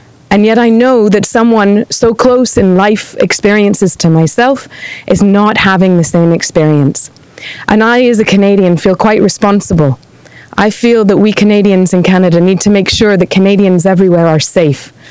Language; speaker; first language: English; native; English